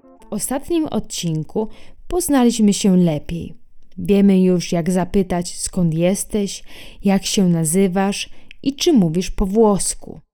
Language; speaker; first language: Polish; non-native, fluent; Italian